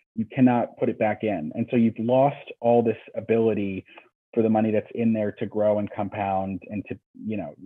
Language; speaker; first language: English; native; English